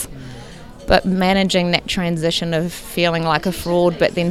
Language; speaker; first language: English; native; English